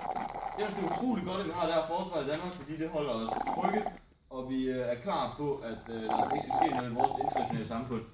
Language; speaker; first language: Danish; native; Danish